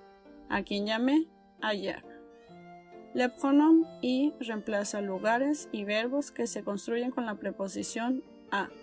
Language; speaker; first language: Spanish; native; Spanish